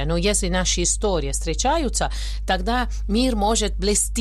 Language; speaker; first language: Russian; non-native, learner; Italian